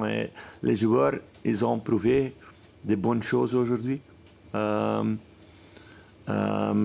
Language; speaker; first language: French; non-native, fluent; Dutch